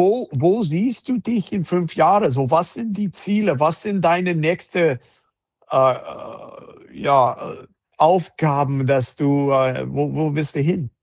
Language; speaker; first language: German; non-native, fluent; English